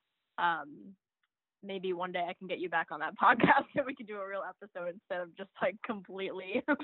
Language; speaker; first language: English; native; English